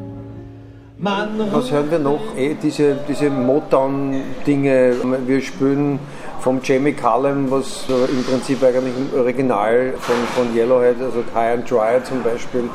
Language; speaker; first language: German; native; German